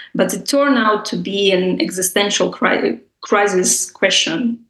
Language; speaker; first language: English; non-native, fluent; Russian